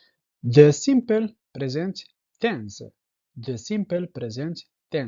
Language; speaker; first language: English; non-native, fluent; French